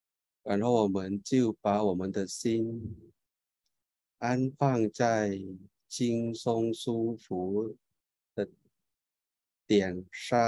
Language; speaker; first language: Chinese; non-native, fluent; Thai